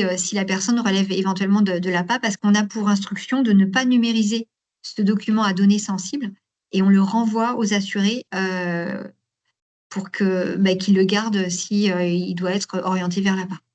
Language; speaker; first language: French; native; French